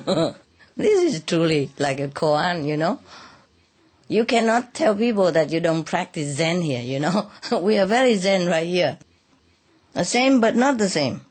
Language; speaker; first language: English; non-native, fluent; Vietnamese